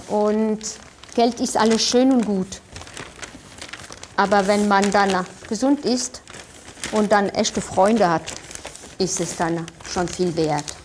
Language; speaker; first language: German; non-native, fluent; French